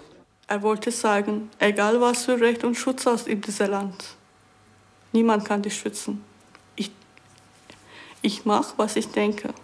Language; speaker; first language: German; non-native, learner; Turkish